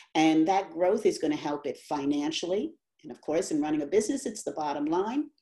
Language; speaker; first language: English; native; English